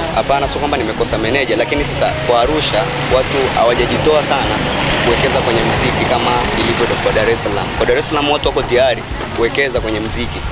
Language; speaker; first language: Swahili; native; Swahili